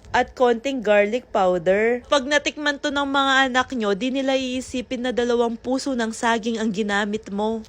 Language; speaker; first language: Filipino; non-native, local second language; Pampanga